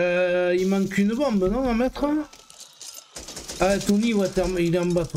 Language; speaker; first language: French; native; French